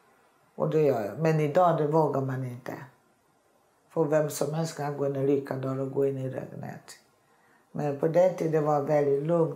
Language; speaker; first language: Swedish; non-native, learner; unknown